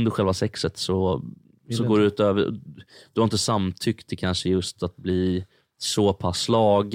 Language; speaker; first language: Swedish; native; Swedish